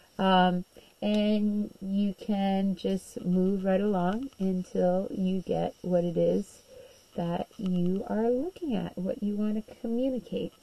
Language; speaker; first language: English; native; English